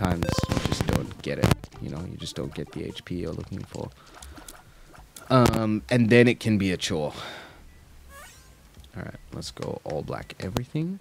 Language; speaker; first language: English; native; English